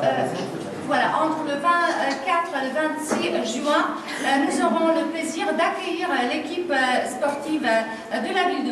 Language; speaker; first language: French; non-native, fluent; Polish